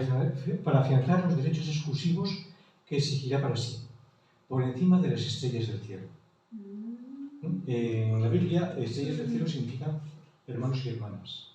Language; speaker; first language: Spanish; native; Spanish